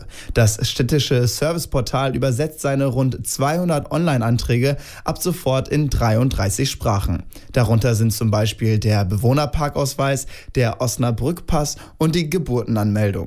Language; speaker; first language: German; native; German